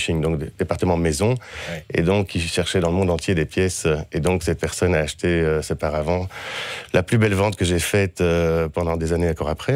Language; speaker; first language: French; native; French